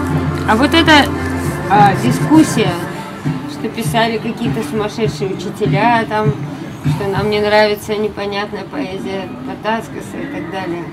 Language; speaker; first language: Russian; non-native, local second language; Lithuanian